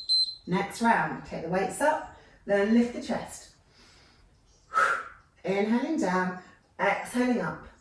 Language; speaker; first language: English; native; English